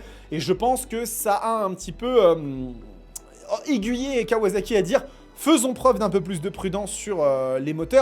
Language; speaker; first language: French; native; French